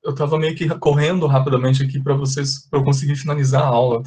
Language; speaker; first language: Portuguese; native; Portuguese